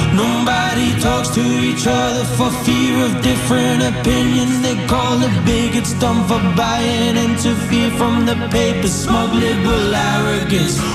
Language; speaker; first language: English; native; English